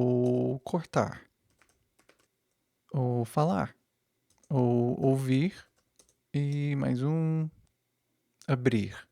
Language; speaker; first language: Portuguese; non-native, fluent; English